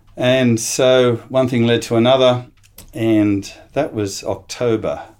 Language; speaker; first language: English; native; English